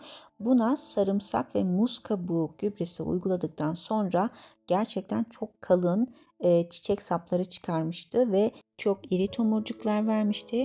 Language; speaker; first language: Turkish; native; Turkish